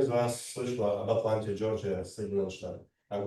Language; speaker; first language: Russian; native; Russian